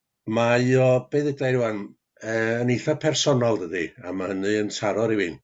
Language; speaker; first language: Welsh; native; Welsh